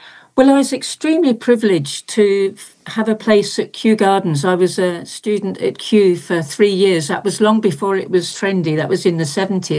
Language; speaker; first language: English; native; English